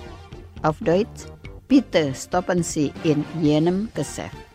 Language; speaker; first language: German; non-native, fluent; Indonesian